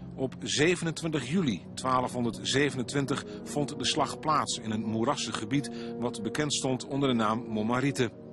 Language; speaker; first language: Dutch; native; Dutch